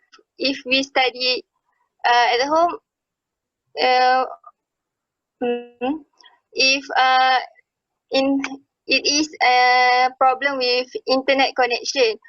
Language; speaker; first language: English; non-native, local second language; Malay